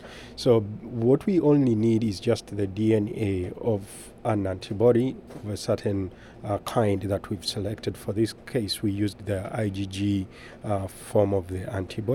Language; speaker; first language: English; non-native, local second language; Ganda